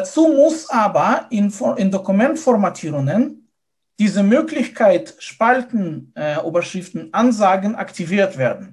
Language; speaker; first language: German; non-native, fluent; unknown